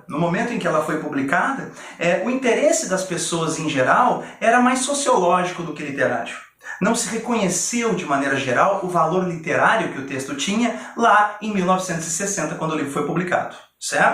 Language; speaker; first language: Portuguese; native; Portuguese